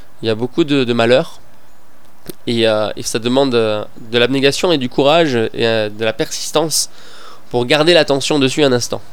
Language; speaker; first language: French; non-native, fluent; Persian